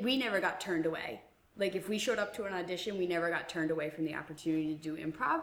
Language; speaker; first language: English; native; English